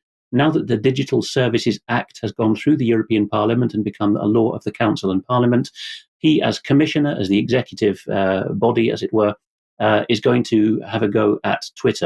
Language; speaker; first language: English; non-native, fluent; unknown